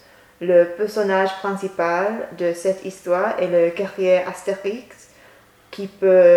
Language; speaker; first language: French; non-native, learner; English